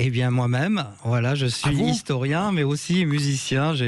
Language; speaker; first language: French; native; French